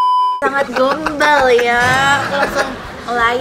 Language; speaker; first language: Indonesian; native; Indonesian